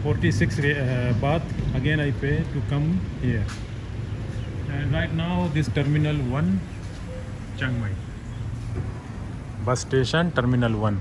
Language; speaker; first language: English; non-native, learner; Urdu